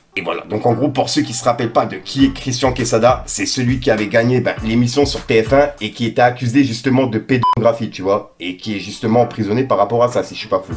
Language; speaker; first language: French; native; French